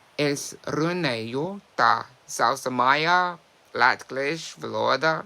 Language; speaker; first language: Latvian; non-native, learner; English